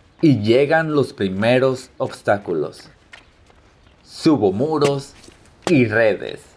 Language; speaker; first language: Spanish; early bilingual, heritage; Spanish